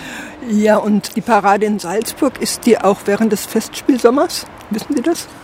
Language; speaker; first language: German; native; German